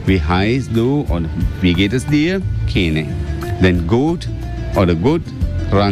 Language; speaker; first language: German; non-native, learner; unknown